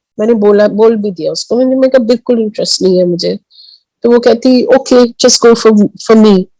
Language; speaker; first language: Hindi; early bilingual, heritage; Hindi